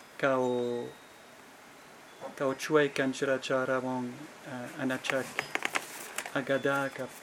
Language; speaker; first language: Thai; non-native, fluent; French